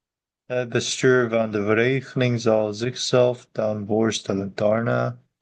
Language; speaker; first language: Dutch; non-native, learner; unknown